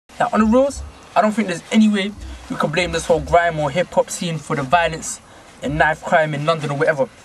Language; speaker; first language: English; native; English